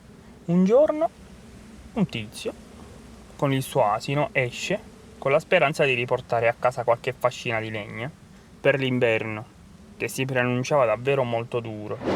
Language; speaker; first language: Italian; native; Italian